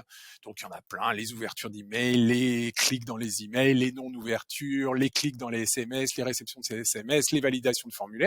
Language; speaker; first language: French; native; French